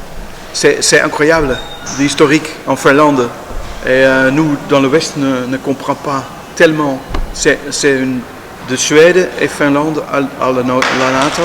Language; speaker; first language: French; non-native, learner; Dutch